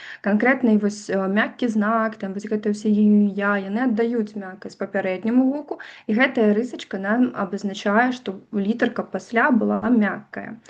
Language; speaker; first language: Belarusian; native; Belarusian